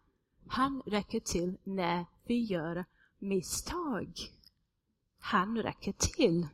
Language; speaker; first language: Swedish; non-native, fluent; English